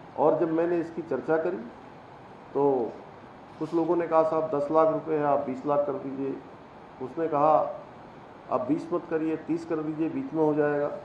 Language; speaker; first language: Hindi; native; Hindi